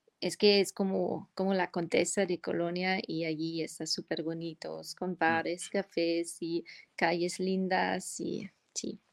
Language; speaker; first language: Spanish; non-native, fluent; German